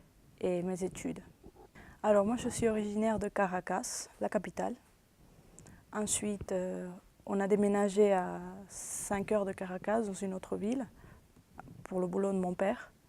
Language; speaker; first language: French; non-native, fluent; Spanish